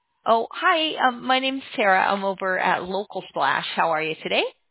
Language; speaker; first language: English; native; English